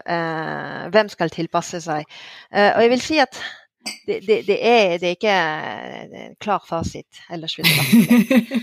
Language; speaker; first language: Norwegian; non-native, fluent; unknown